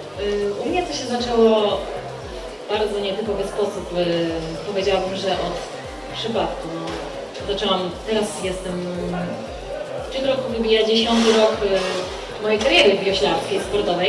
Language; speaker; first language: Polish; native; Polish